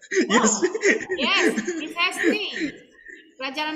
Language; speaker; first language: English; non-native, fluent; Indonesian